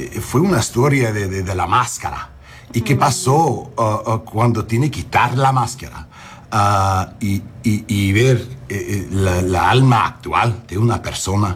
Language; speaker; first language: Spanish; non-native, learner; English